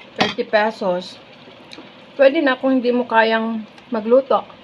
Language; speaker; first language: Filipino; non-native, local second language; Bikol